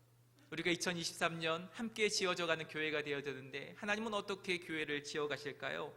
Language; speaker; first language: Korean; native; Korean